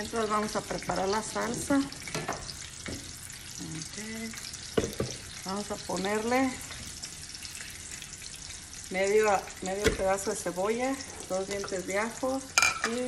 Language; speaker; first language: Spanish; native; Spanish